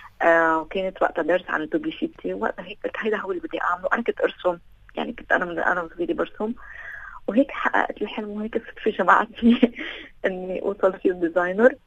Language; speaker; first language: Arabic; native; Arabic